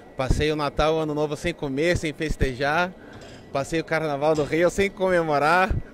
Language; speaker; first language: Portuguese; native; Portuguese